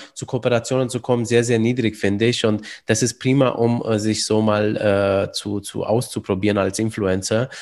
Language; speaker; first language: German; early bilingual, other home language; Romanian